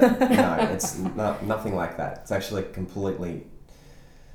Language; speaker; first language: English; native; English